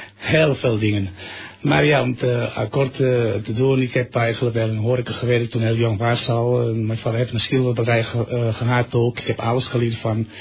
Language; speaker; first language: Dutch; non-native, fluent; Catalan